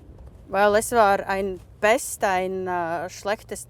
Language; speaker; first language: German; non-native, learner; Latvian